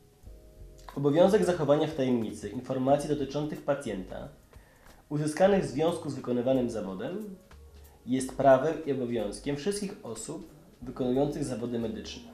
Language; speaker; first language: Polish; native; Polish